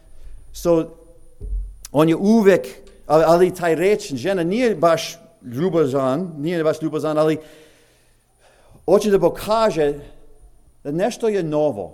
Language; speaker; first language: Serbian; early bilingual, heritage; English